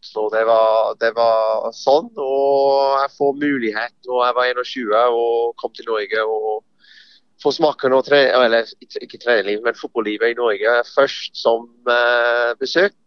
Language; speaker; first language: Norwegian; non-native, fluent; English